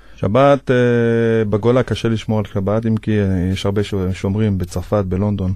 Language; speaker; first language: Hebrew; native; Hebrew